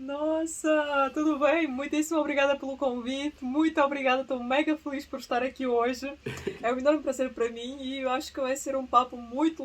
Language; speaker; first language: Portuguese; early bilingual, other home language; Russian